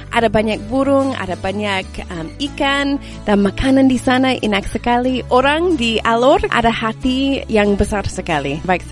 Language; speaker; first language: Indonesian; non-native, learner; English